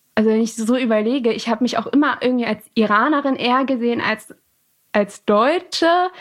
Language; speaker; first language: German; early bilingual, other home language; Persian